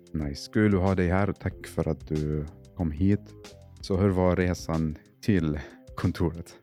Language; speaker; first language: Swedish; non-native, fluent; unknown